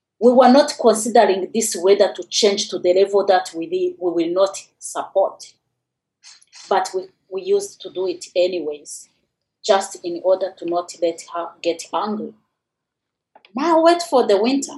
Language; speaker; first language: English; non-native, local second language; Kinyarwanda